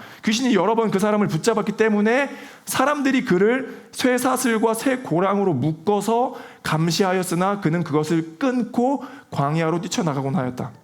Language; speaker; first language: Korean; native; Korean